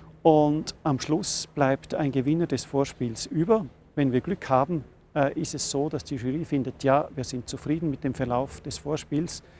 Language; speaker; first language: German; native; German